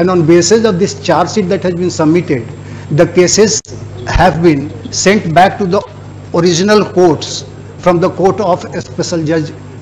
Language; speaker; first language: English; non-native, local second language; Hindi